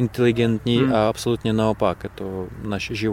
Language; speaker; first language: Czech; non-native, fluent; Russian